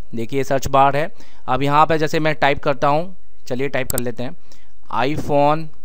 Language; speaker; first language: Hindi; native; Hindi